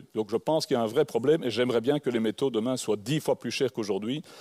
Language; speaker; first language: French; native; French